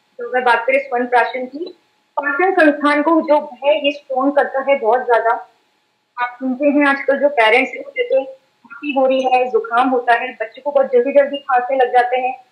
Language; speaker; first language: Hindi; native; Hindi